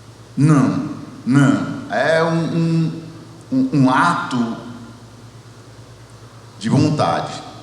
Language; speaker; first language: Portuguese; non-native, fluent; English